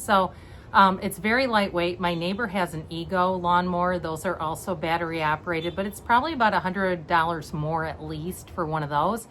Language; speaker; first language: English; native; English